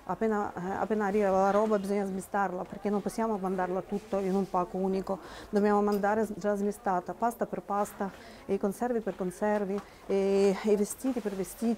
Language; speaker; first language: Italian; non-native, fluent; Russian